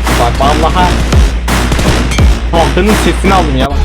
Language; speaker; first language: Turkish; native; Turkish